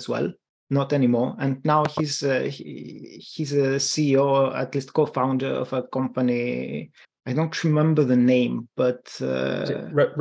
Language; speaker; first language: English; non-native, fluent; Greek